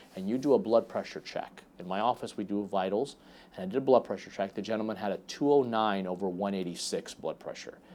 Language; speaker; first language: English; native; English